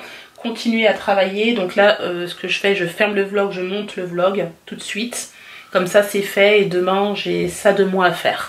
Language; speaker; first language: French; native; French